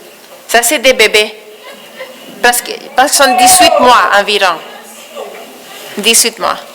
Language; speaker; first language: French; non-native, fluent; Spanish